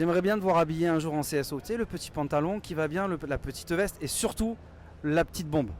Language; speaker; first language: French; native; French